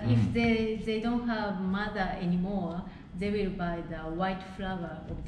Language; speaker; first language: English; non-native, fluent; Japanese